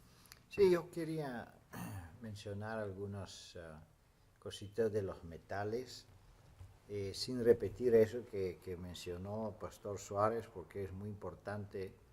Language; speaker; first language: Spanish; non-native, fluent; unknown